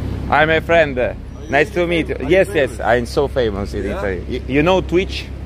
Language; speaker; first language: English; non-native, learner; Italian